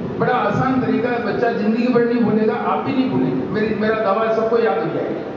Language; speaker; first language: Hindi; native; Hindi